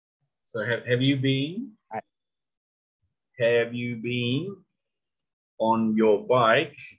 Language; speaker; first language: English; non-native, learner; Spanish